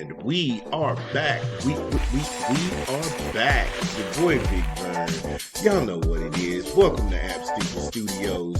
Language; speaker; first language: English; native; English